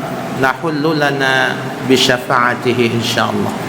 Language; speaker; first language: Arabic; non-native, fluent; Indonesian